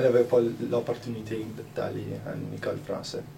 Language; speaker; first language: French; non-native, local second language; English